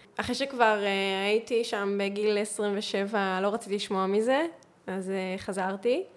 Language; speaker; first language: Hebrew; native; Hebrew